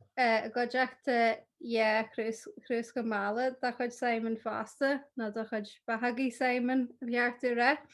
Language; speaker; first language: Irish; native; Irish